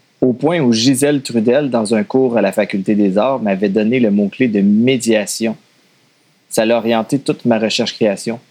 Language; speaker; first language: French; native; French